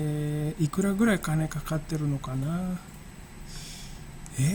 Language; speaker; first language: Japanese; non-native, fluent; Indonesian